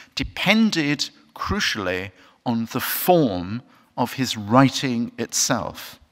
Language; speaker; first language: English; native; English